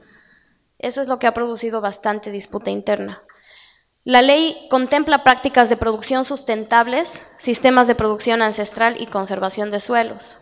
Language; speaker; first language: Spanish; native; Spanish